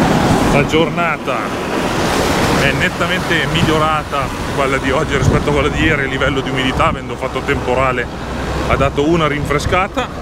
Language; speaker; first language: Italian; native; Italian